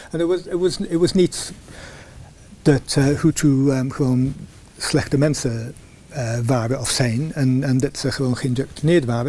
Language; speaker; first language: Dutch; non-native, fluent; English